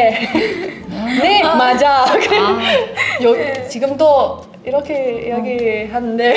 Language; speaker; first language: Korean; non-native, learner; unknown